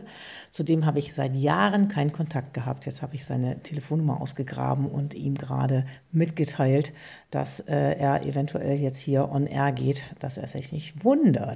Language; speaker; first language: German; native; German